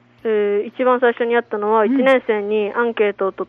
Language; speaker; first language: Japanese; native; Japanese